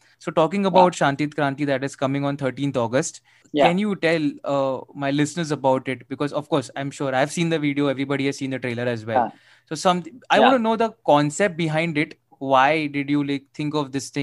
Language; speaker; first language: English; non-native, local second language; Marathi